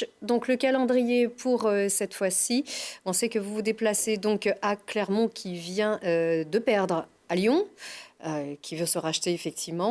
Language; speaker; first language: French; native; French